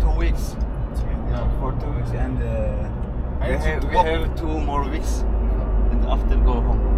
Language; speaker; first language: English; non-native, learner; Turkish